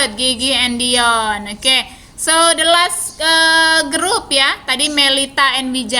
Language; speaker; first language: English; non-native, fluent; Indonesian